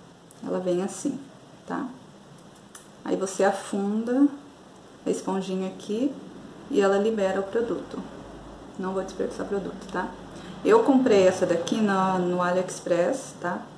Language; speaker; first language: Portuguese; native; Portuguese